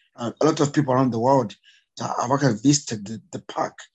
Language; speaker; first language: English; non-native, local second language; Bemba